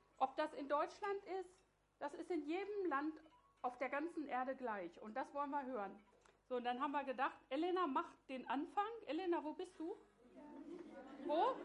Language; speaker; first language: German; native; German